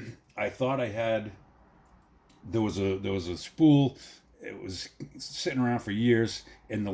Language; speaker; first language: English; native; English